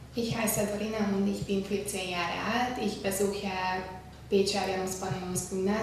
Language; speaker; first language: German; non-native, learner; Hungarian